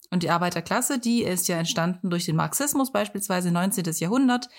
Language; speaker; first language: German; native; German